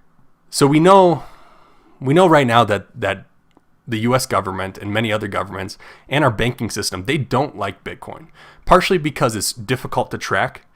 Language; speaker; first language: English; native; English